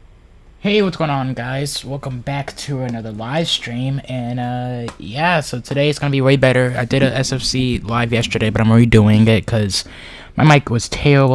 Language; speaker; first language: English; native; English